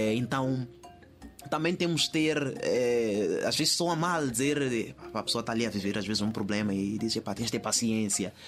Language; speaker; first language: Portuguese; native; Portuguese